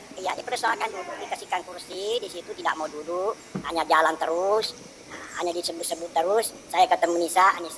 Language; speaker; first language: Indonesian; non-native, local second language; Buginese